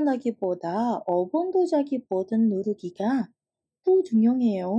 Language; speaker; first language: Korean; non-native, fluent; Indonesian